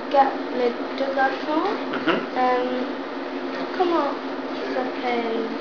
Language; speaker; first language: French; non-native, learner; English